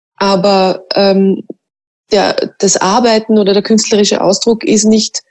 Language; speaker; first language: German; native; German